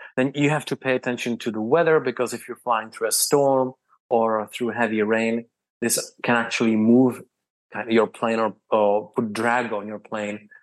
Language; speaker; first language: English; non-native, fluent; Czech